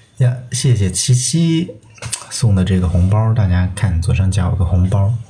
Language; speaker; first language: Chinese; non-native, local second language; Cantonese